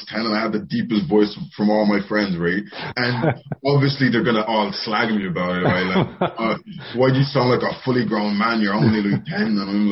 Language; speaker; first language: English; native; English